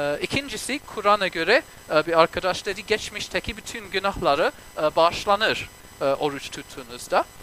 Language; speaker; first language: Turkish; non-native, fluent; English